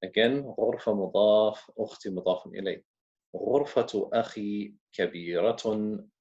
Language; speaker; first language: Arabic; non-native, fluent; English